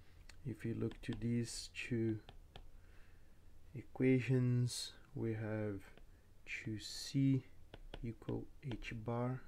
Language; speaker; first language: English; non-native, fluent; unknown